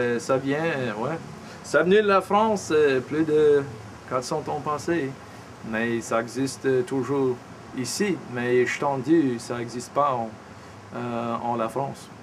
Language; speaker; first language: French; native; French